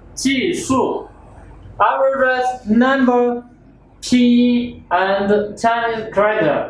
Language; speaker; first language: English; non-native, learner; Chinese